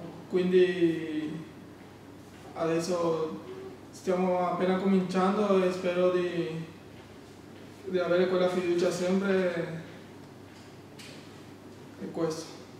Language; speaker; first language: Italian; non-native, fluent; Spanish